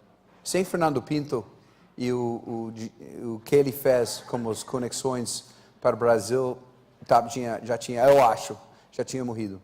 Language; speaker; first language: Portuguese; non-native, fluent; English